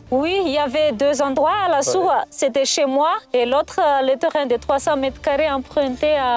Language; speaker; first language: French; non-native, local second language; Malagasy